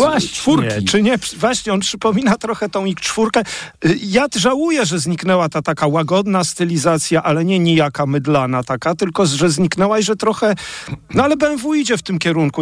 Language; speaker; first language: Polish; native; Polish